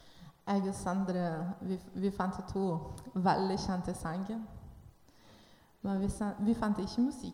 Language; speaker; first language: Norwegian; non-native, learner; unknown